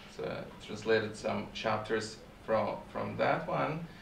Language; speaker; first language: English; non-native, fluent; Russian